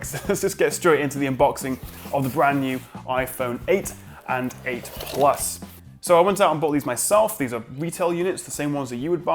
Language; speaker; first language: English; native; English